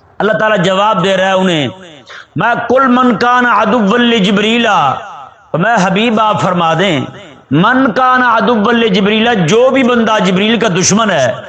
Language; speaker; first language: Urdu; non-native, local second language; Punjabi